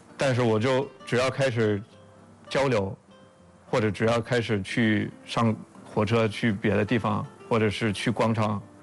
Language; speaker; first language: Chinese; non-native, fluent; English